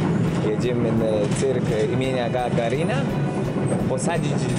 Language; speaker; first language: Russian; non-native, learner; Polish